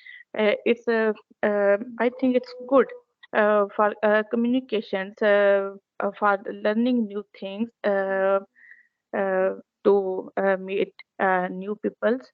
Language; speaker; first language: English; non-native, learner; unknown